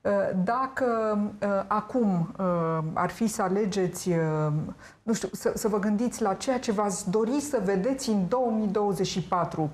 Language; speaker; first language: Romanian; native; Romanian